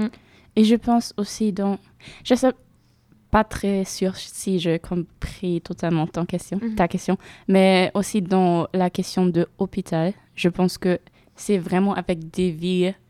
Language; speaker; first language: French; non-native, learner; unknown